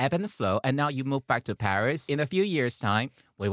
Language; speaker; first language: English; non-native, fluent; Chinese